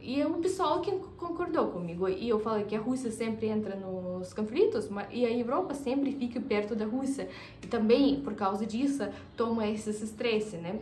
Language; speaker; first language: Portuguese; non-native, fluent; Russian